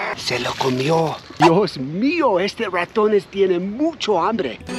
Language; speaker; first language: Spanish; non-native, learner; English